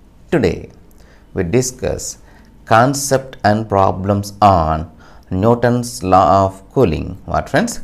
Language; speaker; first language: English; non-native, local second language; Telugu